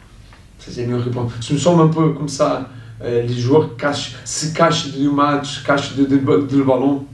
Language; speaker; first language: French; non-native, fluent; Portuguese